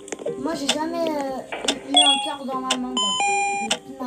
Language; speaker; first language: French; early bilingual, other home language; Portuguese